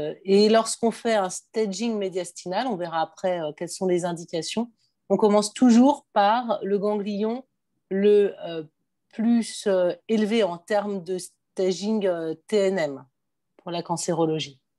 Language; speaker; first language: French; native; French